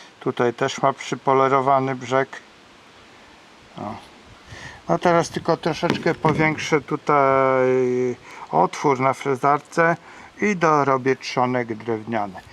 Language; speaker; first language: Polish; native; Polish